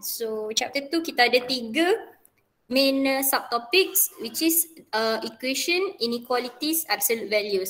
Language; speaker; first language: English; non-native, local second language; Malay